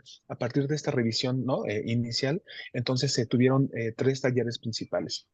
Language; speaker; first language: Spanish; native; Spanish